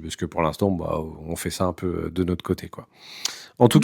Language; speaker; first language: French; native; French